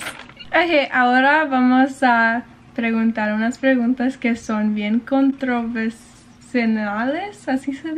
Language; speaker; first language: Spanish; early bilingual, heritage; English